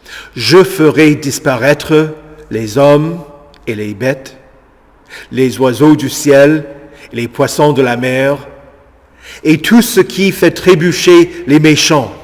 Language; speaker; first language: French; native; French